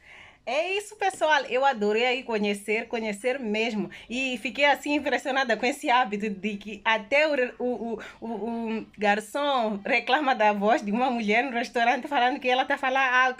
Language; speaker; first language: Portuguese; non-native, local second language; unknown